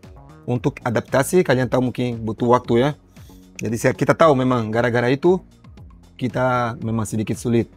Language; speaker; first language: Indonesian; non-native, learner; Portuguese